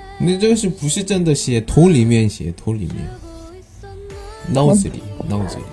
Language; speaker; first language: Chinese; non-native, learner; Korean